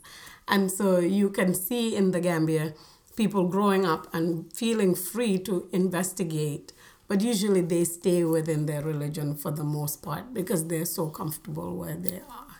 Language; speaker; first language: English; non-native, local second language; Wolof